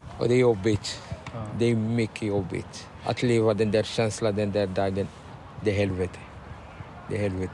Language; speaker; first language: Swedish; non-native, learner; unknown